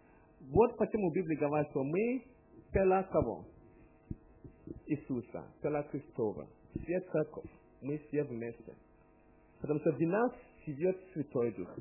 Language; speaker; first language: Russian; non-native, learner; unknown